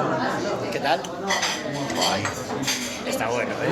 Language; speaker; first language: Spanish; native; Spanish